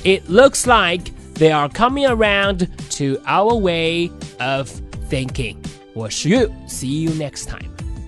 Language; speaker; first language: English; non-native, fluent; Chinese